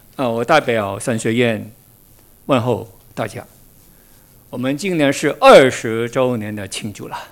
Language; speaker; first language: Chinese; non-native, local second language; Min Nan Chinese